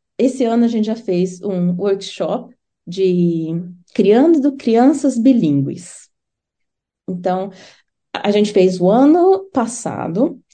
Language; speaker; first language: Portuguese; native; Portuguese